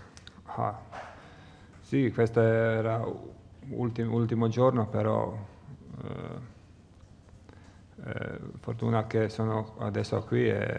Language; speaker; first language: Italian; non-native, learner; Croatian